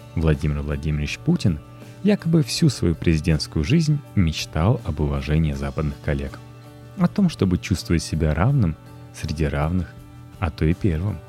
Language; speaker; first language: Russian; native; Russian